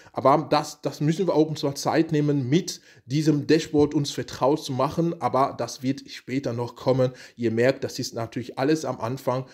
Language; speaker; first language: German; non-native, fluent; French